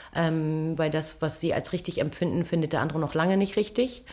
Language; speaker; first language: German; early bilingual, other home language; Turkish